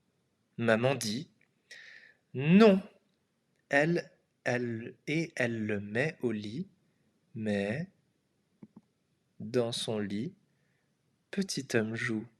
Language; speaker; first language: French; non-native, fluent; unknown